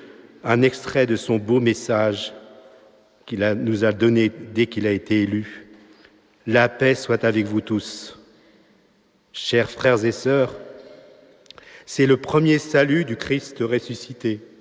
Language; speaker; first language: French; native; French